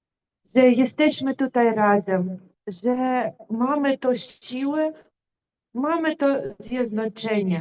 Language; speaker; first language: Polish; non-native, fluent; Ukrainian